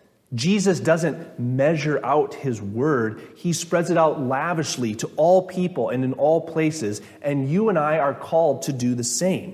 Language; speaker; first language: English; native; English